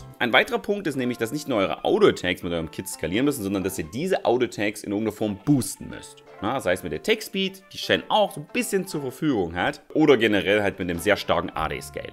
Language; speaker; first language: German; native; German